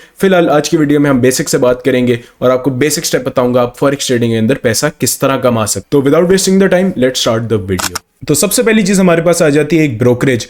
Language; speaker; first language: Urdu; non-native, local second language; Punjabi